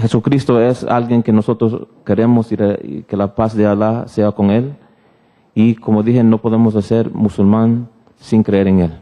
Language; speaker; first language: Spanish; early bilingual, heritage; Spanish